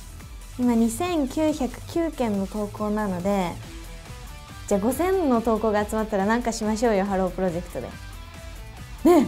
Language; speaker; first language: Japanese; native; Japanese